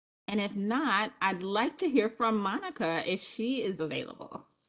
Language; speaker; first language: English; native; English